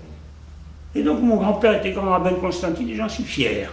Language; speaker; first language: French; native; French